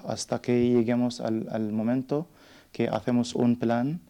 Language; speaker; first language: Spanish; non-native, learner; Arabic